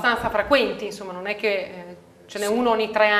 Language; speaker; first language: Italian; native; Italian